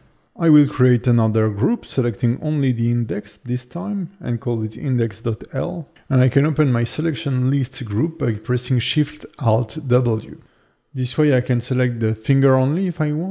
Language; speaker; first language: English; non-native, fluent; French